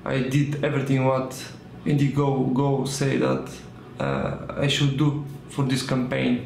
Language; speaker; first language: English; non-native, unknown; Bulgarian